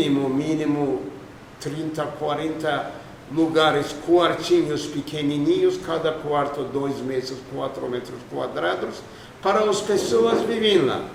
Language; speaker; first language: Portuguese; non-native, fluent; Turkish